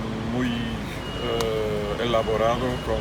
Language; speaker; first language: Spanish; non-native, learner; French